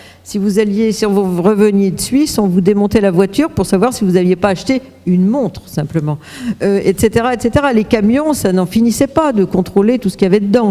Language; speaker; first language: French; native; French